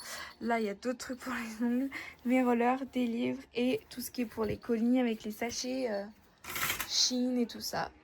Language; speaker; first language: French; native; French